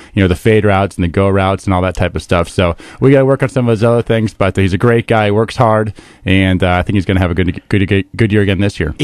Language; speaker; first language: English; native; English